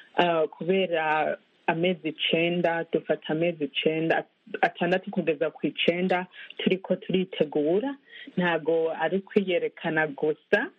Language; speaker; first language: Rundi; early bilingual, heritage; Rundi